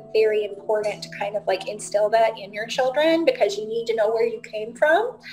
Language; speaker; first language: English; native; English